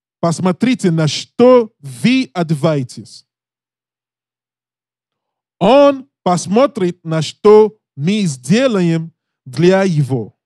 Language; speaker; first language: Russian; non-native, learner; English